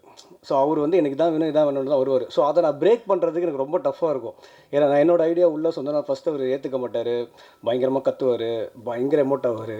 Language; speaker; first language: Tamil; native; Tamil